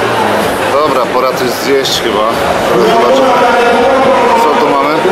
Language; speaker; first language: Polish; native; Polish